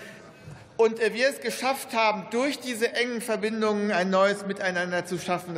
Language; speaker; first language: German; native; German